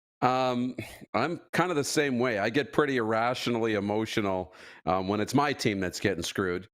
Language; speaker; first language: English; native; English